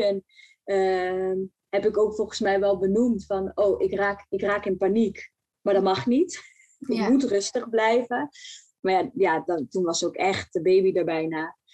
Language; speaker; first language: Dutch; native; Dutch